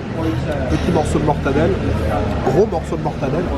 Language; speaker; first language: French; native; French